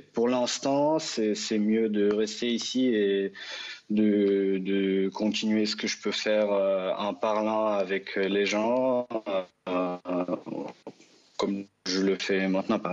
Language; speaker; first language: French; non-native, fluent; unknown